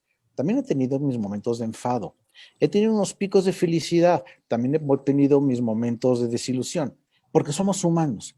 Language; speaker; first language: Spanish; native; Spanish